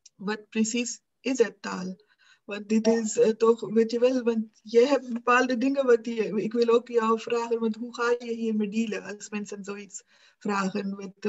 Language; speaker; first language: Dutch; non-native, fluent; Punjabi